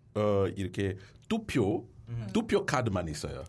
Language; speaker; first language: Korean; non-native, learner; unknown